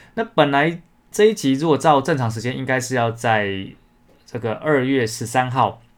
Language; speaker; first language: Chinese; native; Chinese